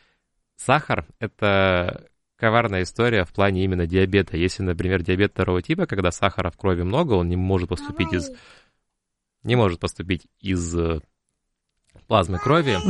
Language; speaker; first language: Russian; native; Russian